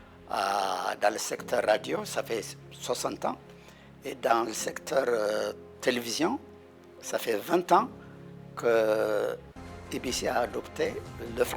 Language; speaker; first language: French; non-native, fluent; Amharic